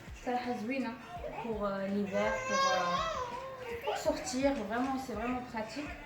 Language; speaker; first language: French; non-native, fluent; Arabic